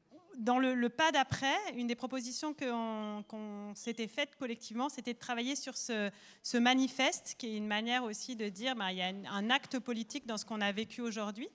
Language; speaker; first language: French; native; French